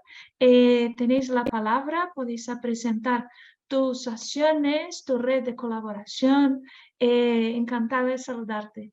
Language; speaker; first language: Spanish; non-native, fluent; Portuguese